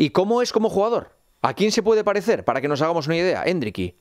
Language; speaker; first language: Spanish; native; Spanish